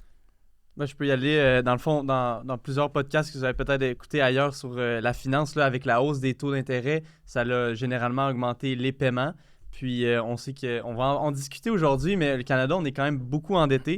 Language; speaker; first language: French; native; French